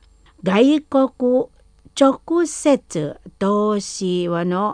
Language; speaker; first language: Japanese; non-native, fluent; Indonesian